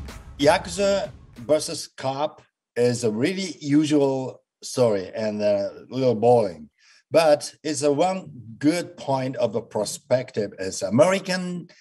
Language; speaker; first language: English; non-native, fluent; Japanese